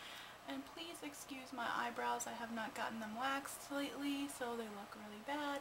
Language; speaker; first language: English; native; English